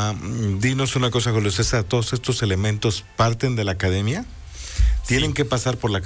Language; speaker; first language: Spanish; native; Spanish